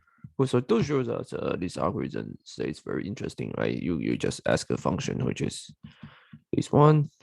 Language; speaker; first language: English; non-native, fluent; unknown